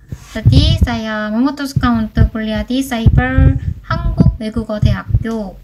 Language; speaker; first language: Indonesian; non-native, fluent; Korean